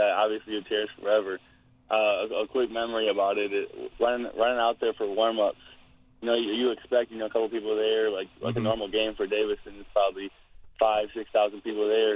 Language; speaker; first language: English; native; English